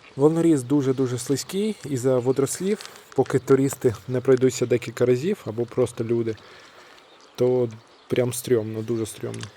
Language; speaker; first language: Ukrainian; native; Ukrainian